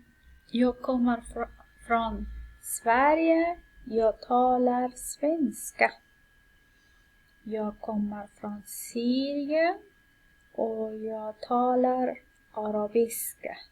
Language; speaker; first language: Swedish; non-native, fluent; Persian